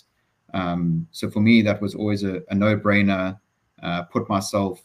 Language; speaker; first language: English; native; English